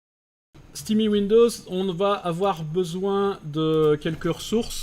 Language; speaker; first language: French; native; French